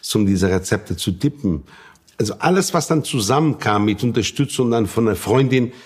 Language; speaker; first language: German; non-native, fluent; Portuguese